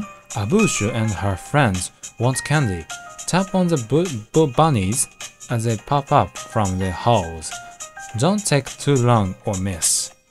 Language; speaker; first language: English; non-native, fluent; Japanese